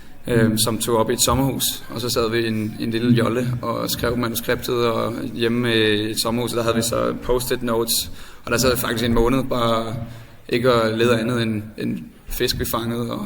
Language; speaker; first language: Danish; native; Danish